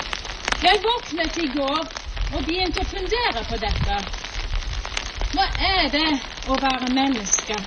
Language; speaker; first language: Norwegian; non-native, fluent; English